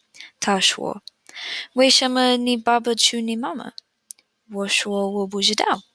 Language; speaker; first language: Chinese; non-native, learner; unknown